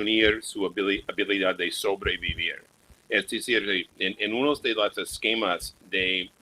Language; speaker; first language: Spanish; non-native, fluent; English